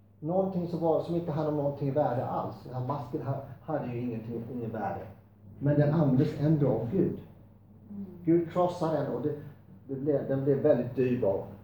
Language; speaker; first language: Swedish; non-native, fluent; English